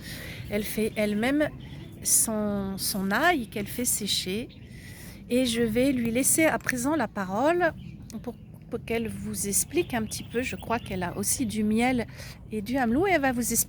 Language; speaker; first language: French; native; French